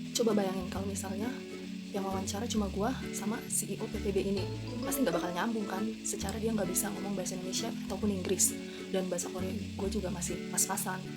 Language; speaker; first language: Indonesian; native; Indonesian